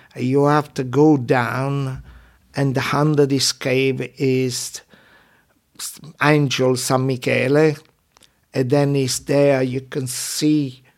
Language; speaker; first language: English; non-native, learner; Italian